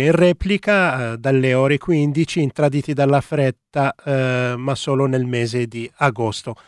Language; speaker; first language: Italian; native; Italian